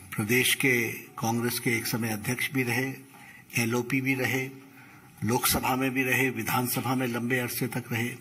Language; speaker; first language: Hindi; native; Hindi